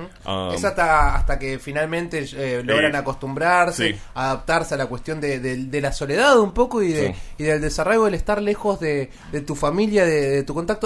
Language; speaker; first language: Spanish; native; Spanish